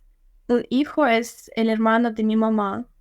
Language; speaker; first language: Spanish; non-native, fluent; Ukrainian